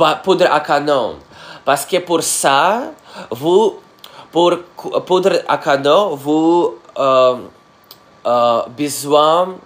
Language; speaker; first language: French; non-native, learner; Russian